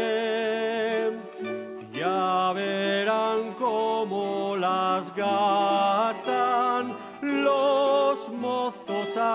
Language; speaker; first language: Spanish; native; Spanish